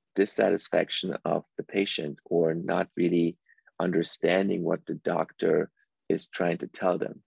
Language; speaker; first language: English; early bilingual, other home language; Persian